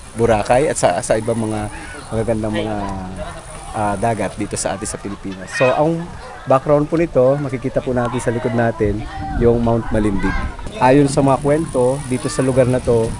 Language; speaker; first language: Filipino; native; Filipino